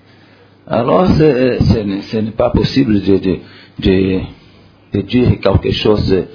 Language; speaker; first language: French; non-native, learner; Portuguese